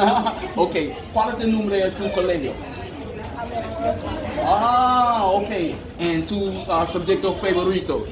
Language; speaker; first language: Spanish; non-native, learner; English